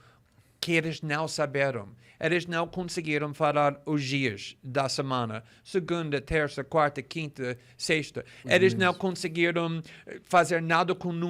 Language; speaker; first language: Portuguese; non-native, fluent; English